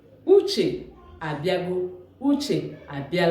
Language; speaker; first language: Igbo; native; Igbo